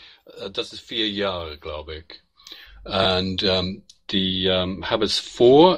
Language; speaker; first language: German; non-native, learner; English